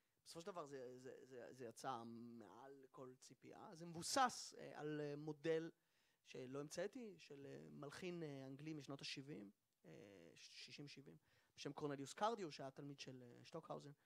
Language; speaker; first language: Hebrew; native; Hebrew